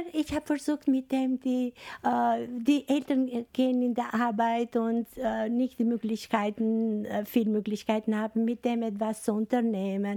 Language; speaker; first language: German; non-native, learner; Albanian